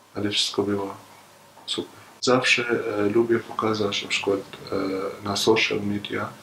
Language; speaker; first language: Polish; non-native, fluent; Arabic